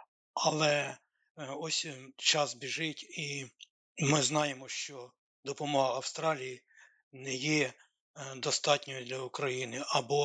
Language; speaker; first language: Ukrainian; native; Ukrainian